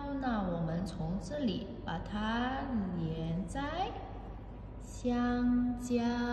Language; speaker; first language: Chinese; non-native, fluent; Indonesian